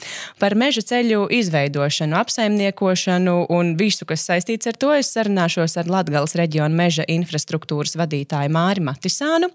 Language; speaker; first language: Latvian; native; Latvian